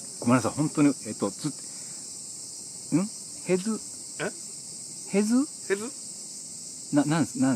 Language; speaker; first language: Japanese; native; Japanese